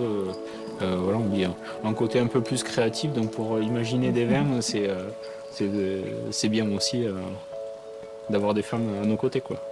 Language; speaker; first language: French; native; French